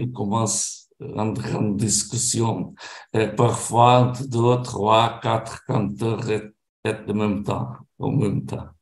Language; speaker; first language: French; non-native, fluent; Portuguese